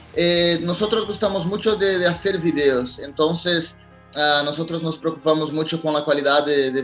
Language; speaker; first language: Spanish; non-native, learner; Portuguese